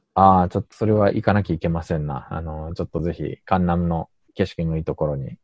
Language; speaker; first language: Japanese; native; Japanese